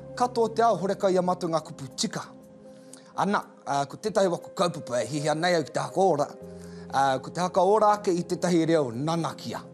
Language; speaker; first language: Māori; native; Māori